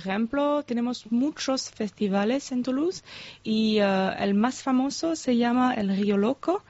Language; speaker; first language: Spanish; non-native, fluent; French